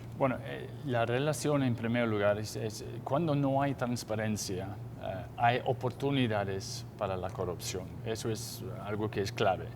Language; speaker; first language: Spanish; non-native, fluent; English